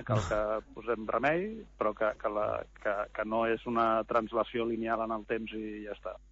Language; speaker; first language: Catalan; native; Catalan